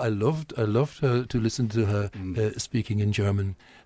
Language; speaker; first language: English; non-native, fluent; German